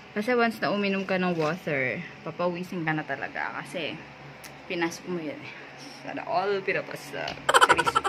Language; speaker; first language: Filipino; non-native, local second language; Pampanga